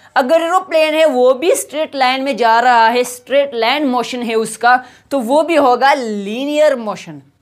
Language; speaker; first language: Urdu; non-native, local second language; Pashto